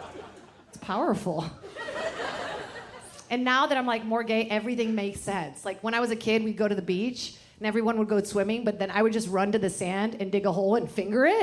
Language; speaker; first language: English; early bilingual, other home language; Portuguese